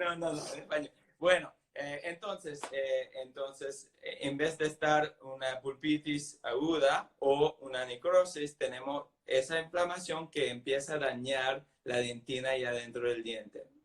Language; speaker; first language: Spanish; non-native, fluent; English